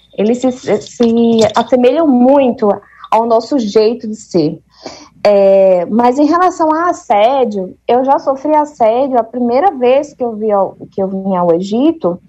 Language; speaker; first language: Portuguese; native; Portuguese